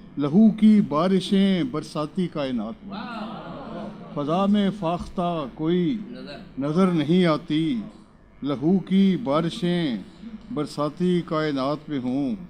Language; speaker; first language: Urdu; native; Urdu